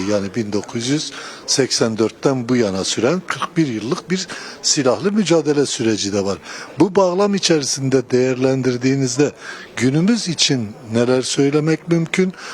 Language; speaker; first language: Turkish; non-native, local second language; Kurdish